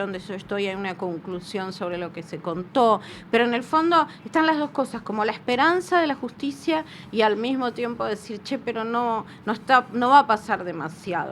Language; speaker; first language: Spanish; native; Spanish